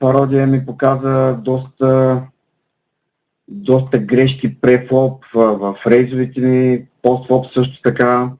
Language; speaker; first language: Bulgarian; native; Bulgarian